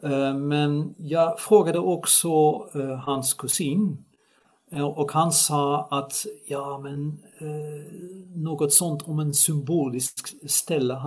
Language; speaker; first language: Swedish; non-native, fluent; Dutch